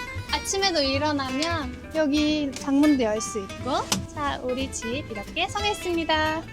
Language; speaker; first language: Korean; non-native, fluent; Turkish